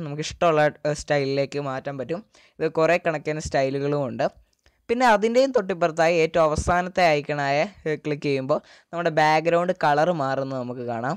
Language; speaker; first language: Malayalam; native; Malayalam